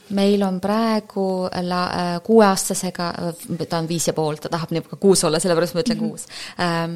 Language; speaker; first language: Estonian; native; Estonian